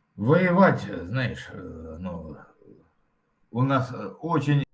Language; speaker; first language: Russian; native; Russian